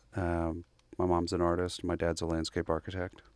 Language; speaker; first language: English; native; English